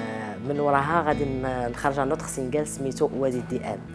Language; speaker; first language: Arabic; native; Arabic